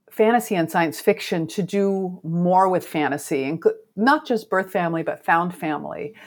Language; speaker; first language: English; native; English